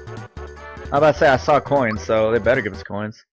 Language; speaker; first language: English; native; English